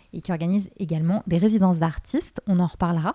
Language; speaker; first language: French; native; French